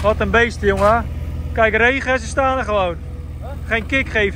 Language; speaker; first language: Dutch; native; Dutch